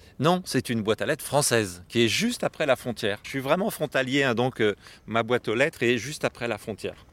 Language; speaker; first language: French; native; French